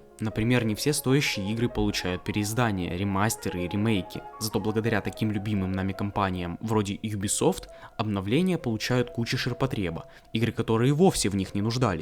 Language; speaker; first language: Russian; native; Russian